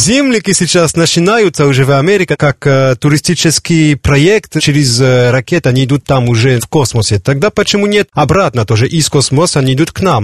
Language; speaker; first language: Russian; non-native, learner; French